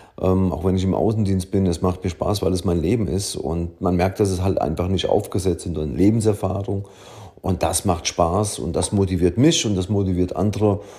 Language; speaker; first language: German; early bilingual, other home language; Italian